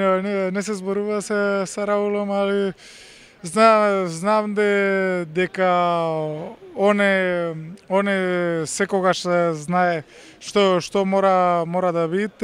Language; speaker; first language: Macedonian; non-native, learner; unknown